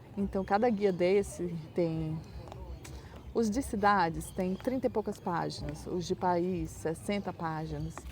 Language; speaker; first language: Portuguese; native; Portuguese